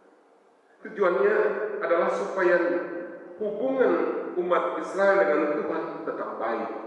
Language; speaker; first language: Indonesian; native; Indonesian